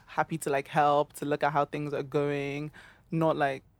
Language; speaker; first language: English; non-native, local second language; Yoruba